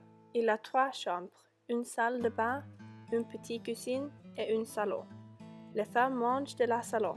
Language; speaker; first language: French; non-native, learner; Norwegian